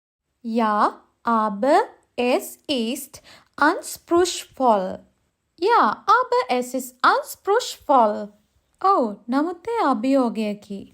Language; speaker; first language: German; non-native, learner; Sinhala